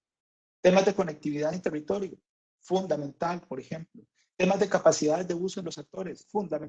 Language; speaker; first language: Spanish; native; Spanish